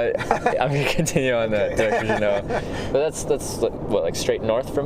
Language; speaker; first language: English; native; English